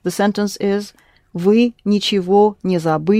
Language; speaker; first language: Russian; non-native, fluent; English